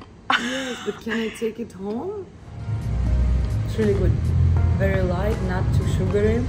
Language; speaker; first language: English; non-native, fluent; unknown